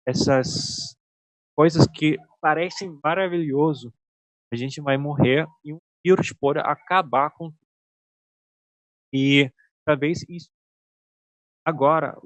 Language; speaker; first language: Portuguese; non-native, fluent; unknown